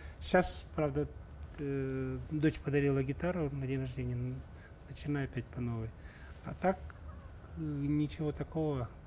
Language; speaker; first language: Russian; native; Russian